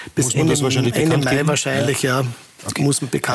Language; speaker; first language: German; native; German